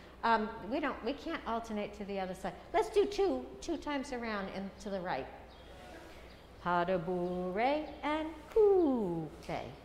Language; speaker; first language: English; native; English